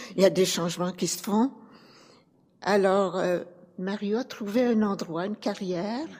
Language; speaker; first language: French; native; French